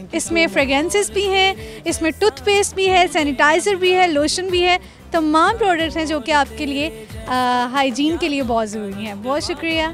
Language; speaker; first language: Urdu; non-native, local second language; Punjabi